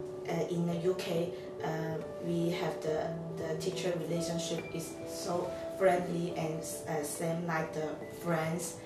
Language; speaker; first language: English; non-native, learner; Chinese